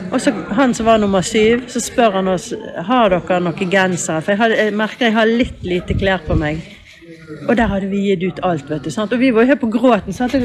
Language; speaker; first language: Norwegian; native; Norwegian